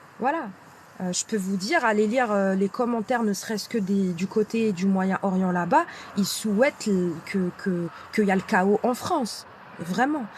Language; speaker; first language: French; non-native, local second language; Arabic